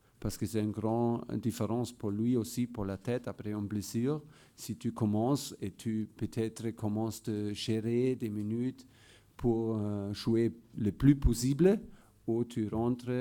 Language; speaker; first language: French; non-native, fluent; German